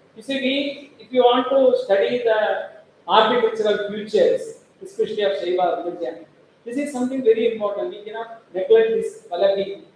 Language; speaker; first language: English; non-native, local second language; Malayalam